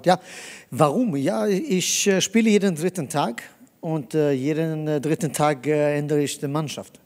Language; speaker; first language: German; non-native, fluent; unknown